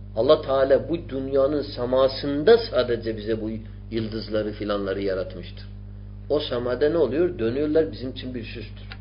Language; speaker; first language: Turkish; non-native, fluent; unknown